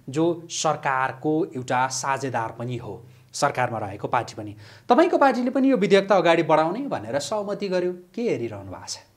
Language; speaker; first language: Nepali; native; Nepali